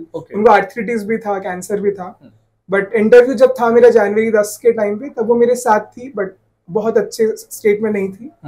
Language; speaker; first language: Hindi; non-native, local second language; Odia